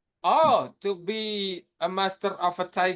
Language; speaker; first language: English; non-native, fluent; Indonesian